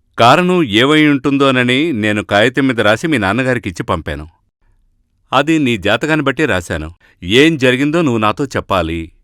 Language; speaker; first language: Telugu; non-native, fluent; Malayalam